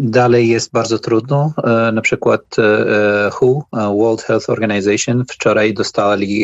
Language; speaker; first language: Polish; non-native, learner; Arabic